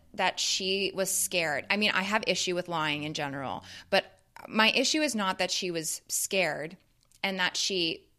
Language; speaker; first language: English; native; English